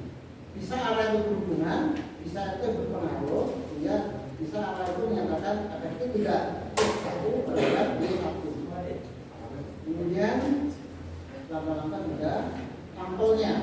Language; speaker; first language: Indonesian; native; Indonesian